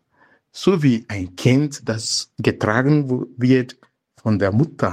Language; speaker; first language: German; non-native, fluent; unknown